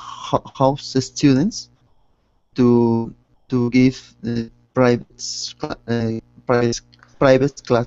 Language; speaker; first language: English; non-native, learner; Spanish